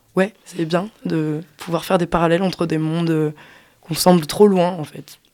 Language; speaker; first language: French; native; French